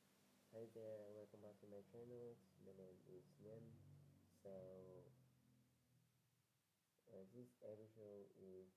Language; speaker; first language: English; non-native, learner; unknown